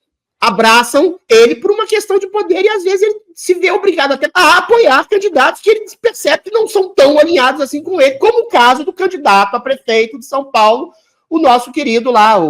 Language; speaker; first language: Portuguese; native; Portuguese